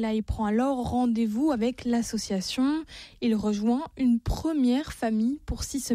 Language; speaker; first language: French; native; French